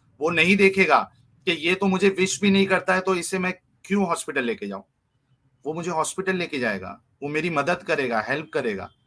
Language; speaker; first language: Hindi; native; Hindi